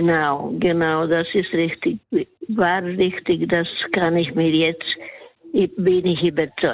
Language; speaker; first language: German; non-native, learner; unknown